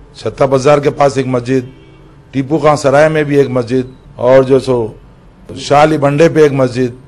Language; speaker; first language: Urdu; native; Urdu